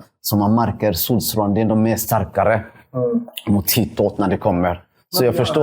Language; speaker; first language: Swedish; early bilingual, other home language; Somali